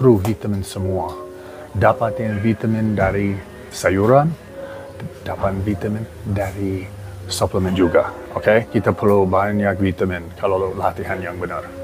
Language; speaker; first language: Indonesian; non-native, learner; English